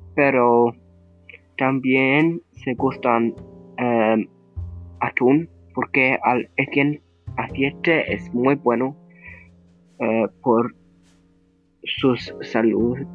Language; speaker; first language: Spanish; non-native, learner; English